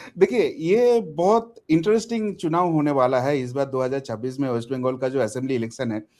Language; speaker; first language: Hindi; non-native, local second language; Bangla